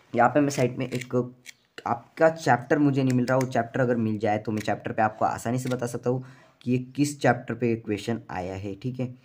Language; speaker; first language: Hindi; non-native, local second language; Marathi